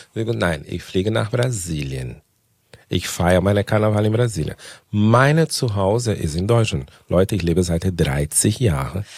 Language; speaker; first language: German; non-native, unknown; Portuguese